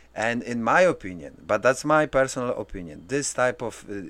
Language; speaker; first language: English; early bilingual, other home language; Polish